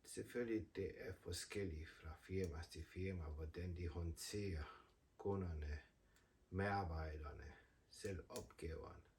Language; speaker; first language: Danish; non-native, fluent; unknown